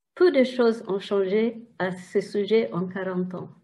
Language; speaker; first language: French; non-native, fluent; Tigrinya